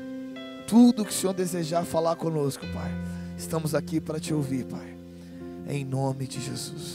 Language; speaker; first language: Portuguese; native; Portuguese